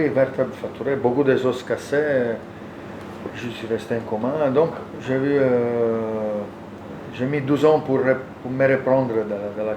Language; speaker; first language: French; non-native, learner; Italian